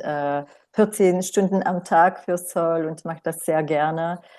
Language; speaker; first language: German; non-native, fluent; Romanian